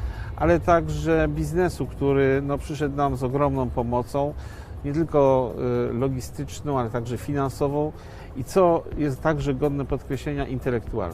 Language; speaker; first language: Polish; native; Polish